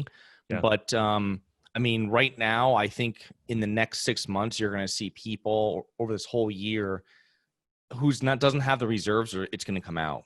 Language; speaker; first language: English; native; English